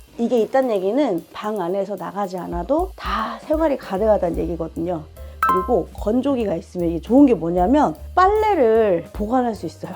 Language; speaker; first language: Korean; native; Korean